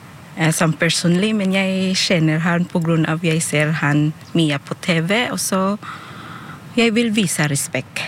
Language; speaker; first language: Norwegian; non-native, learner; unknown